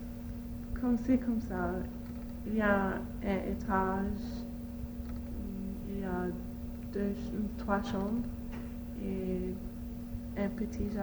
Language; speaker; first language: French; non-native, learner; Arabic